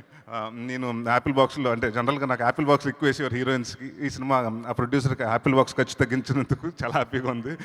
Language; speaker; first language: Telugu; native; Telugu